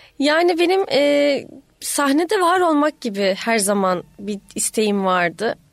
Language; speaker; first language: Turkish; native; Turkish